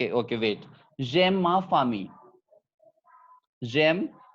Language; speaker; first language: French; non-native, fluent; Hindi